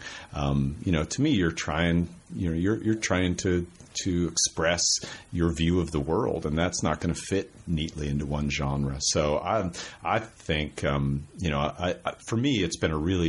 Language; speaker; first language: English; native; English